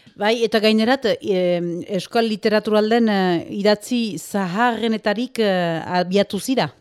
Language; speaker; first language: Basque; native; Basque